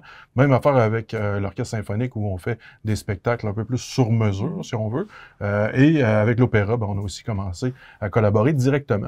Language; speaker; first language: French; native; French